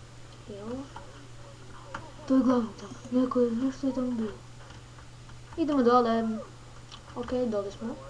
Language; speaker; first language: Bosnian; early bilingual, heritage; Bosnian